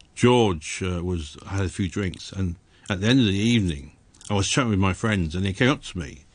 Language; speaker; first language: English; native; English